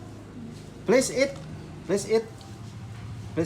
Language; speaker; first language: English; non-native, learner; Sundanese